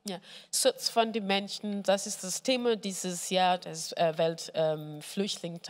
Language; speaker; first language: German; non-native, fluent; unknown